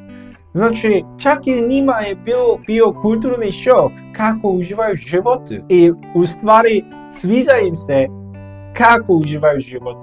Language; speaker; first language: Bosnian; non-native, learner; Korean